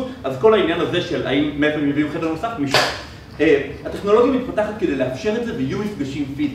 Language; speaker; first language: Hebrew; native; Hebrew